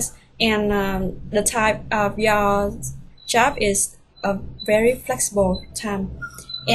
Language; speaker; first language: English; non-native, fluent; Vietnamese